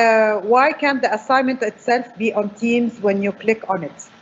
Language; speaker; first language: English; non-native, fluent; Arabic